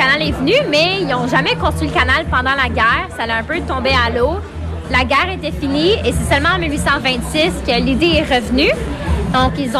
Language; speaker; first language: French; native; French